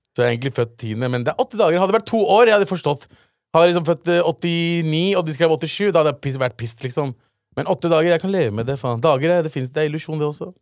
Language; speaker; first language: Norwegian; early bilingual, other home language; Urdu